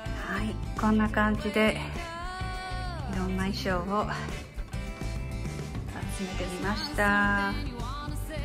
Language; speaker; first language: Japanese; native; Japanese